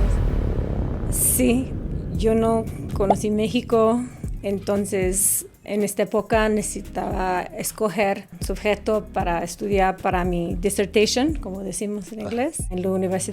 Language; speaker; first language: Spanish; non-native, fluent; English